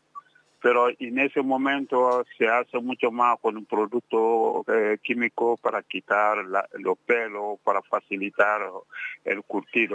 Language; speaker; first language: Spanish; non-native, fluent; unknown